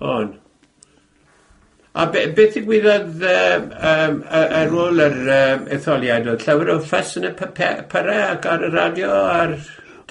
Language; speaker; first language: Welsh; native; Welsh